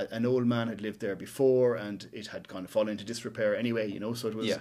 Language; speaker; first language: English; native; English